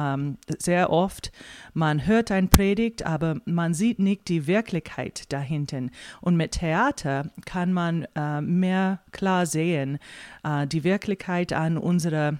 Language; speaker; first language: German; non-native, fluent; English